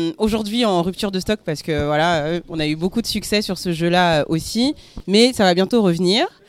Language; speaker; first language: French; early bilingual, other home language; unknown